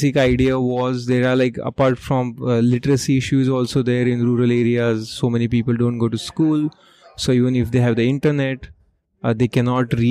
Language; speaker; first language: English; non-native, local second language; Marathi